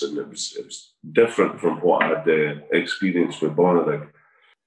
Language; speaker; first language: English; native; English